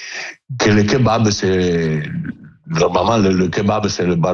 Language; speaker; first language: French; non-native, learner; Italian